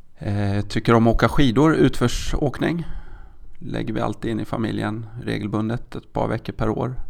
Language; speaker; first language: Swedish; native; Swedish